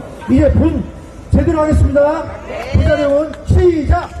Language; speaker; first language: Korean; native; Korean